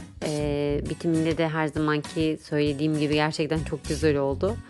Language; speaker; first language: Turkish; native; Turkish